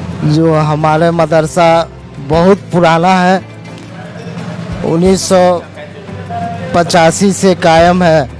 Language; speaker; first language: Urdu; non-native, local second language; Bangla